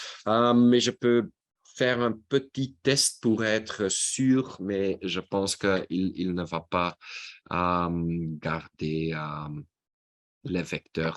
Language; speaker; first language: French; non-native, local second language; Dutch